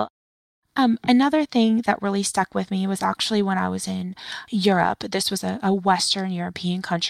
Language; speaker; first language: English; native; English